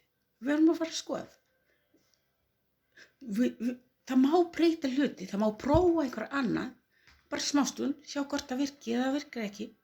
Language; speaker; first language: Icelandic; non-native, learner; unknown